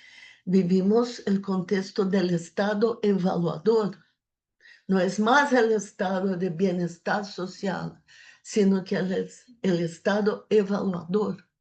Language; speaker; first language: Spanish; non-native, fluent; Portuguese